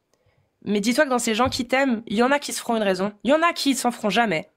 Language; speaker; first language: French; native; French